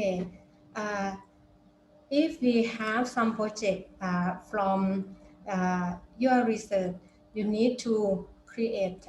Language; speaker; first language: English; non-native, fluent; Thai